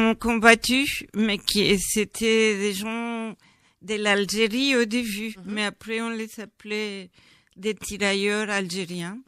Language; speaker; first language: French; non-native, fluent; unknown